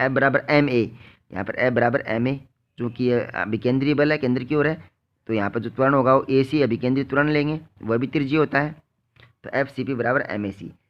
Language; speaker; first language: Hindi; native; Hindi